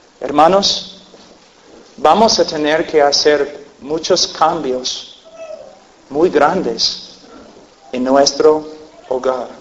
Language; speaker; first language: Spanish; non-native, fluent; English